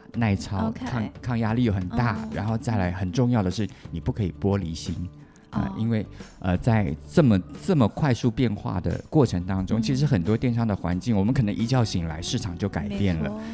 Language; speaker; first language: Chinese; native; Chinese